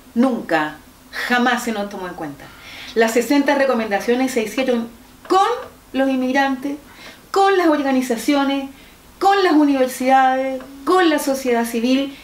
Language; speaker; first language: Spanish; native; Spanish